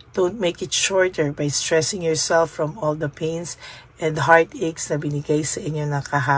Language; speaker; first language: Filipino; native; Filipino